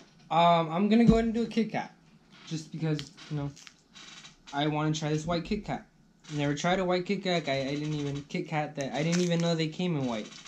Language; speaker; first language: English; early bilingual, other home language; Spanish